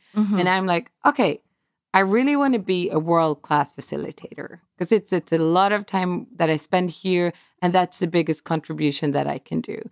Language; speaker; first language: English; non-native, fluent; Swedish